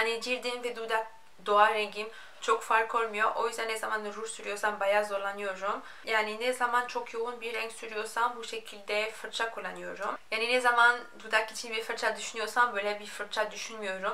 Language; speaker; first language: Turkish; non-native, fluent; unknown